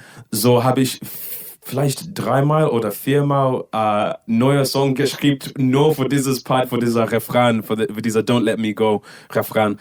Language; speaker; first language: German; non-native, learner; English